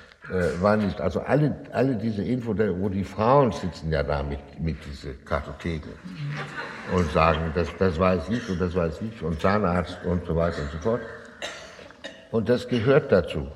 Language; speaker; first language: German; non-native, fluent; Danish